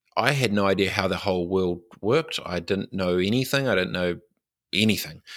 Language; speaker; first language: English; native; English